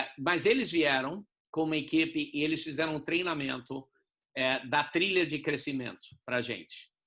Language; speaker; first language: Portuguese; non-native, fluent; English